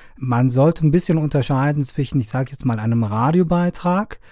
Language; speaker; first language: German; non-native, fluent; Persian